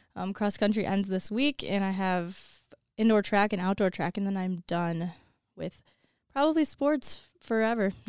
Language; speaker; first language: English; native; English